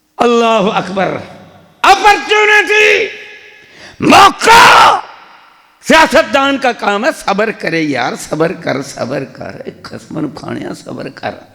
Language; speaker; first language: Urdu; non-native, local second language; Punjabi